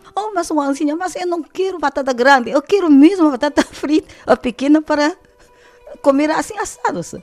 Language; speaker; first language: Portuguese; non-native, fluent; Chinese